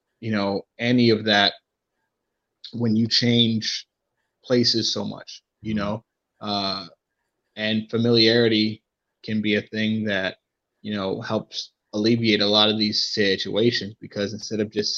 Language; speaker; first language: English; native; English